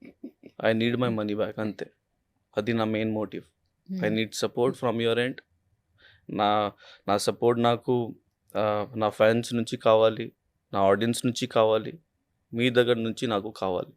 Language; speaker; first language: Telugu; non-native, local second language; Urdu